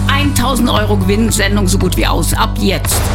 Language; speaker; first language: German; native; German